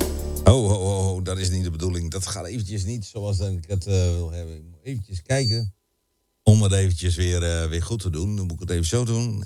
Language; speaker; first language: Dutch; native; Dutch